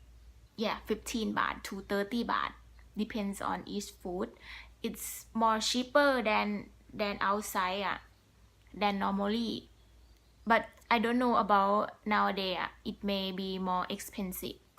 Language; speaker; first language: English; non-native, learner; Thai